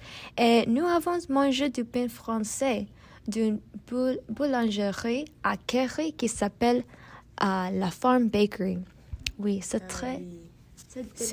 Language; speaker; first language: French; non-native, learner; English